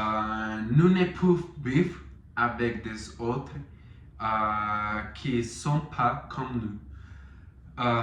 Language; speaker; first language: French; non-native, learner; Spanish